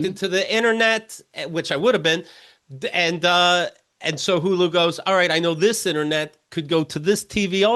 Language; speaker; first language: English; native; English